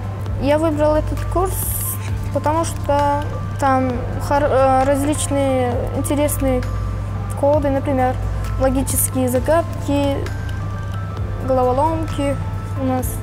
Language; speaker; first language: Russian; non-native, local second language; Uzbek